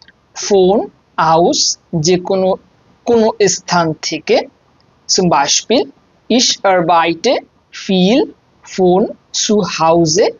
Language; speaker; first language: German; non-native, fluent; Bangla